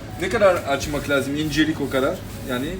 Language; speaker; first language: Turkish; non-native, learner; French